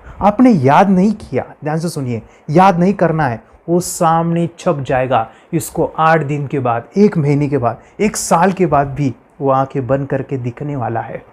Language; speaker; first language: Hindi; native; Hindi